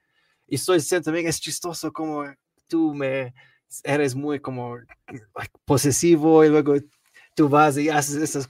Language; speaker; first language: Spanish; non-native, learner; Arabic